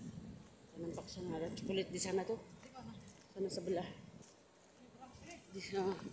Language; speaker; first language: Indonesian; non-native, learner; Filipino